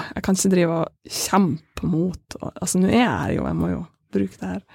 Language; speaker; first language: Norwegian; native; Norwegian